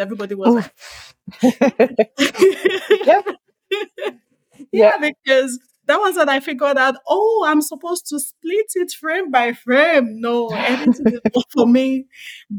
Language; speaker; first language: English; non-native, local second language; Yoruba